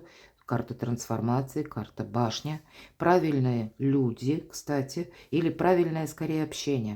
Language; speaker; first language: Russian; native; Russian